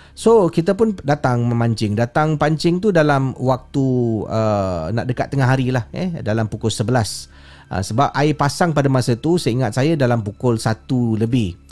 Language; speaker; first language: Malay; native; Malay